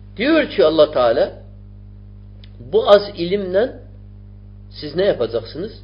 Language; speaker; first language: Turkish; non-native, fluent; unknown